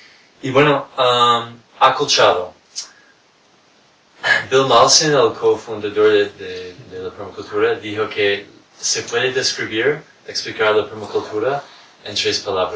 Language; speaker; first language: Spanish; non-native, fluent; English